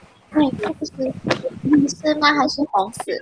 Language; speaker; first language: Chinese; non-native, learner; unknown